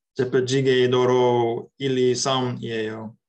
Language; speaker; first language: Korean; non-native, learner; English